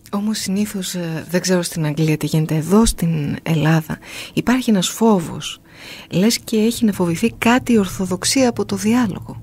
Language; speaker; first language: Greek; native; Greek